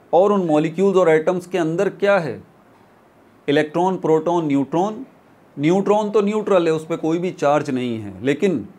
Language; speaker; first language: Urdu; native; Urdu